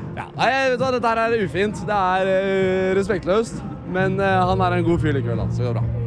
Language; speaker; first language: Norwegian; native; Norwegian